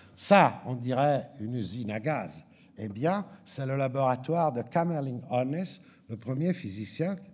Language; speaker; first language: French; native; French